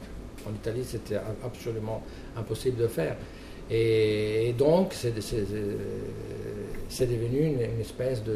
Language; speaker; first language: French; non-native, fluent; Italian